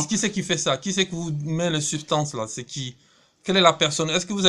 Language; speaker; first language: French; native; French